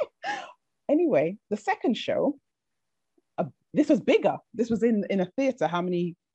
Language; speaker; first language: English; native; English